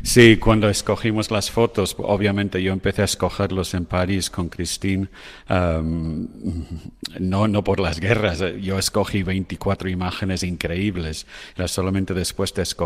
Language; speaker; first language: Spanish; non-native, fluent; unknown